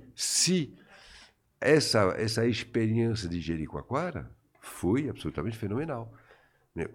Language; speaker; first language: Portuguese; non-native, fluent; French